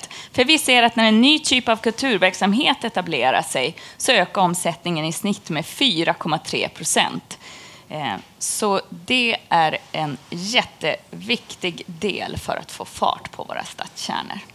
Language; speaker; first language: Swedish; native; Swedish